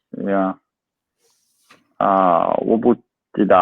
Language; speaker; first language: Chinese; non-native, learner; English